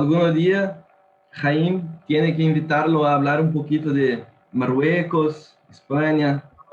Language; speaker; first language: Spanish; non-native, learner; Portuguese